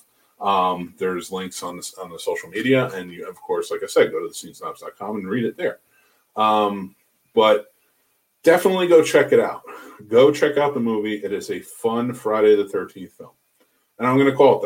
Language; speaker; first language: English; native; English